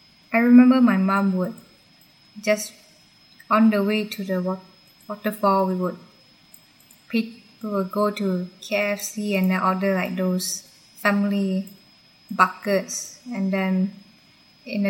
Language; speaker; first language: English; non-native, local second language; Chinese